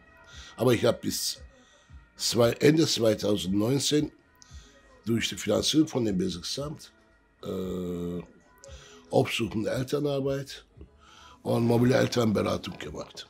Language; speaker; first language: German; early bilingual, other home language; Turkish